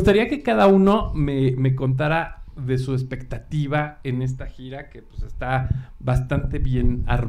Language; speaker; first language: Spanish; native; Spanish